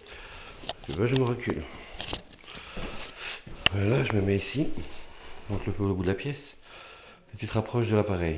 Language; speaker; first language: French; native; French